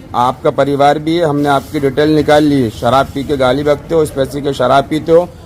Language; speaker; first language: Hindi; native; Hindi